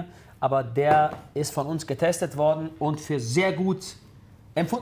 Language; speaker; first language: German; early bilingual, other home language; Italian